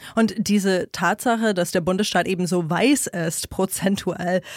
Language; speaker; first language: German; non-native, fluent; English